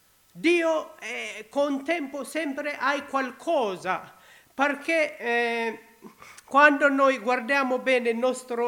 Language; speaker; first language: Italian; non-native, learner; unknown